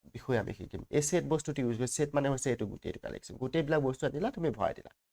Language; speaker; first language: Assamese; native; Assamese